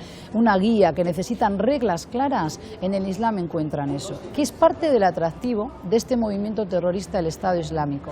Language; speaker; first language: Spanish; native; Spanish